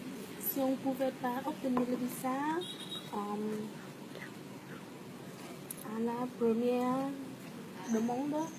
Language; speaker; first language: French; non-native, learner; Vietnamese